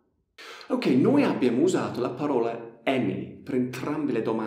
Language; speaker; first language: Italian; non-native, fluent; English